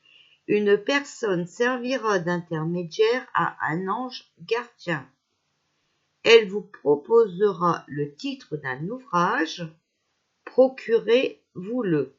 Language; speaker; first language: French; native; French